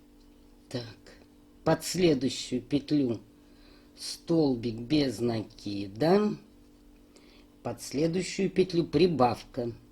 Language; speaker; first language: Russian; native; Russian